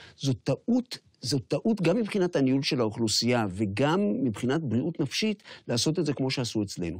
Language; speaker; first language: Hebrew; native; Hebrew